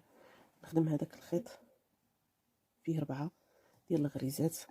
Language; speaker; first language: Arabic; native; Arabic